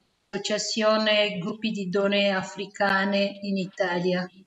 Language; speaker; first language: Italian; non-native, fluent; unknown